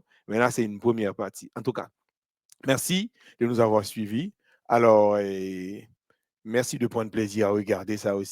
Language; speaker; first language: French; non-native, local second language; Haitian Creole